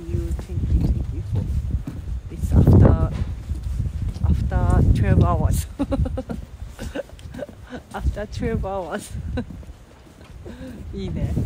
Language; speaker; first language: English; non-native, fluent; Japanese